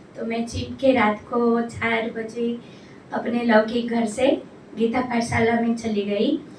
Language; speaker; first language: Hindi; non-native, local second language; Odia